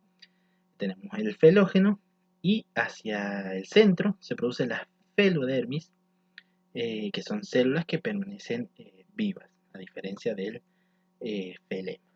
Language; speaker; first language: Spanish; native; Spanish